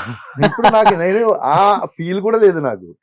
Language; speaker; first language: Telugu; non-native, fluent; Malayalam